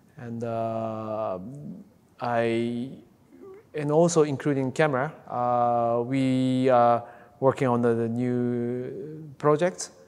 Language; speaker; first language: English; non-native, fluent; Japanese